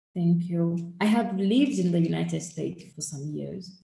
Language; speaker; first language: English; non-native, fluent; French